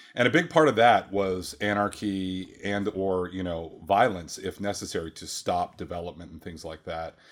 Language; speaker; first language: English; native; English